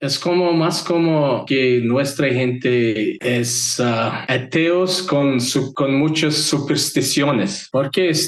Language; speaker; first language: Spanish; non-native, learner; Mongolian